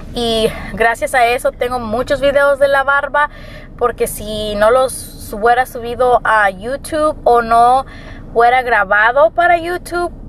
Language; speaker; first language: Spanish; early bilingual, heritage; Spanish